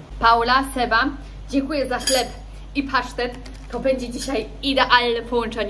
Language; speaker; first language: Polish; native; Polish